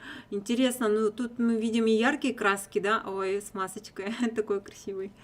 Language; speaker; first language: Russian; native; Russian